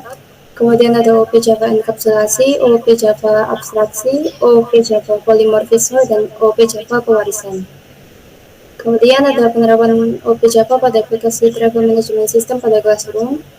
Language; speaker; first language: Indonesian; native; Indonesian